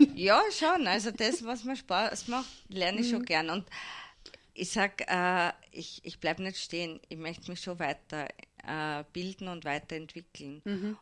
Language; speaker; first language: German; native; German